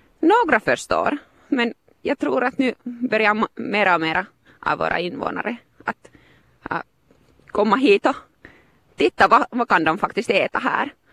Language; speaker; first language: Swedish; non-native, local second language; Finnish